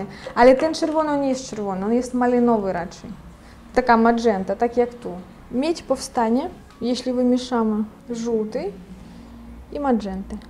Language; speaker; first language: Polish; non-native, fluent; Ukrainian